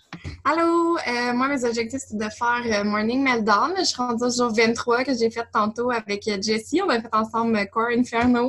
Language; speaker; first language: French; native; French